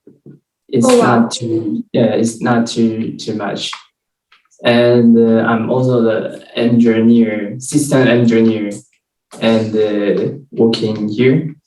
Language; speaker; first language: English; non-native, learner; Chinese